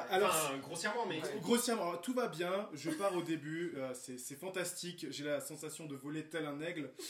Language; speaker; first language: French; native; French